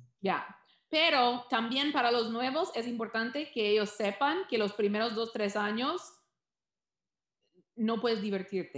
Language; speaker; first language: Spanish; early bilingual, heritage; Spanish